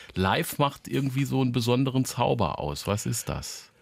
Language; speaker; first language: German; native; German